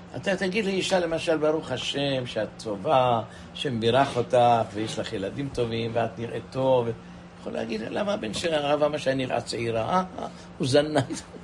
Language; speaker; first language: Hebrew; non-native, fluent; Persian